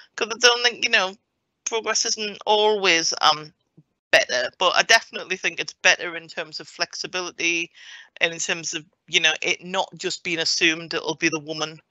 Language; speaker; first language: English; native; English